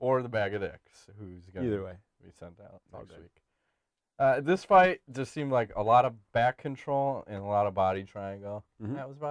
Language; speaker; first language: English; native; English